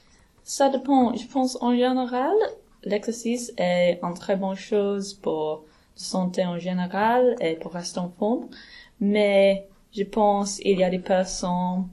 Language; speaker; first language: French; non-native, learner; English